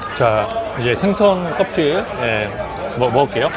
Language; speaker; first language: Korean; native; Korean